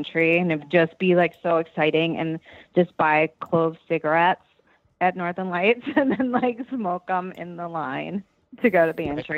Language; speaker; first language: English; native; English